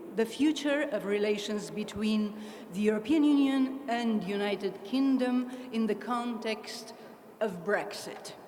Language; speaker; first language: English; non-native, fluent; Romanian